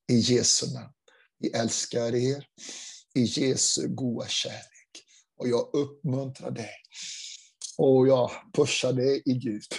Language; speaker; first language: Swedish; non-native, fluent; Portuguese